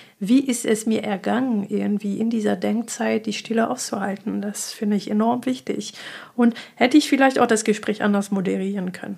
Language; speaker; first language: German; non-native, fluent; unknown